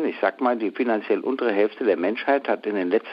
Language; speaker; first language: German; native; German